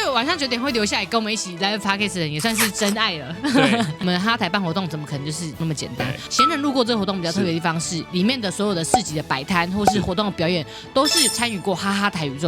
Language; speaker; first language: Chinese; native; Chinese